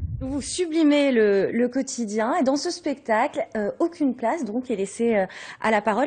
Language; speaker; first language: French; native; French